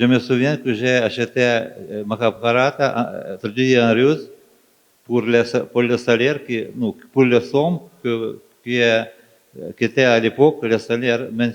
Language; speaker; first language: French; non-native, fluent; Ukrainian